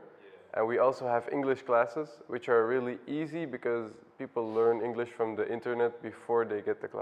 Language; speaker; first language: English; non-native, fluent; Dutch